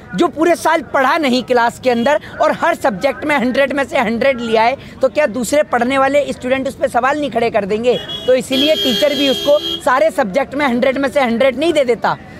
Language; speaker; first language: Hindi; native; Hindi